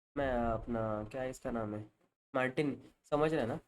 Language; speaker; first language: Hindi; non-native, local second language; Marathi